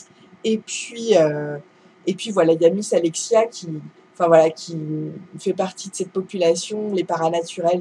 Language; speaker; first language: French; native; French